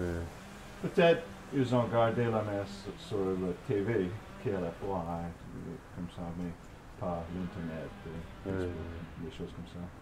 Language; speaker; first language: French; non-native, fluent; English